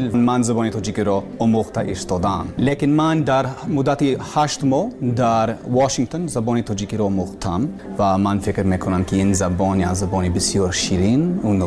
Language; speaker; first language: Persian; non-native, learner; English